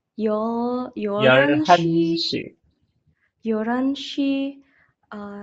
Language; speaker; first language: Korean; non-native, learner; Indonesian